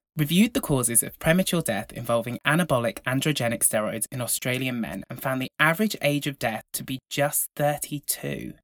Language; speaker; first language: English; native; English